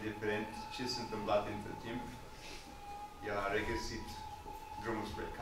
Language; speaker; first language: Romanian; non-native, fluent; English